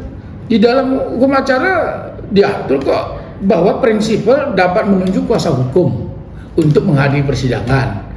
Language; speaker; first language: Indonesian; native; Indonesian